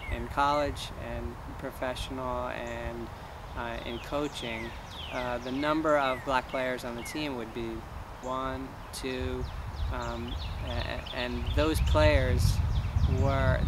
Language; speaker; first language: English; native; English